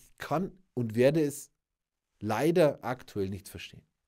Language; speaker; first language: German; native; German